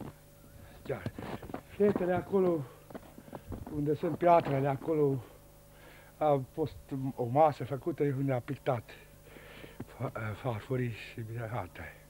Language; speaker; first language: Romanian; non-native, local second language; Hungarian